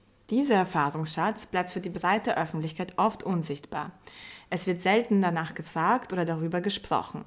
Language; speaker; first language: German; early bilingual, other home language; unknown